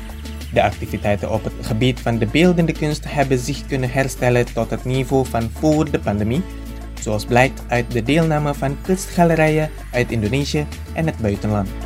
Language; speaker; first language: Dutch; non-native, fluent; Indonesian